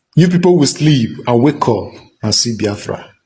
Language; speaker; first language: Nigerian Pidgin; non-native, local second language; Igbo